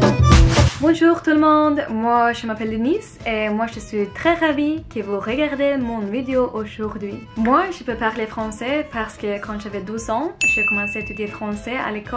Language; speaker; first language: French; non-native, learner; Swedish